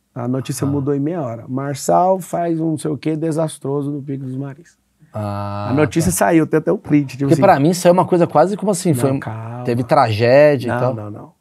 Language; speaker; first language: Portuguese; native; Portuguese